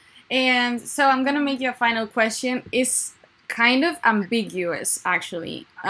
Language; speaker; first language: English; non-native, fluent; Spanish